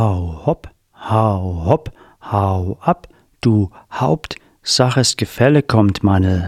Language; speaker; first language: German; native; German